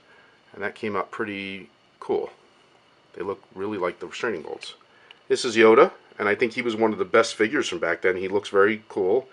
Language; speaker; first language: English; native; English